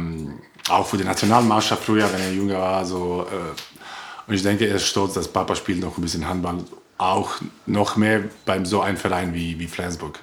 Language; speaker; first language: German; non-native, learner; Croatian